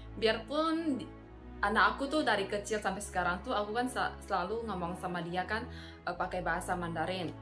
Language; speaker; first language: Indonesian; native; Indonesian